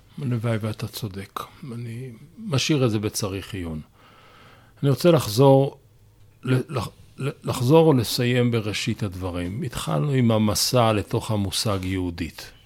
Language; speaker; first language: Hebrew; native; Hebrew